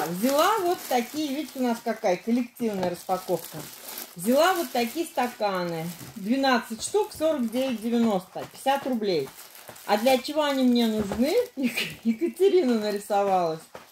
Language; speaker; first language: Russian; native; Russian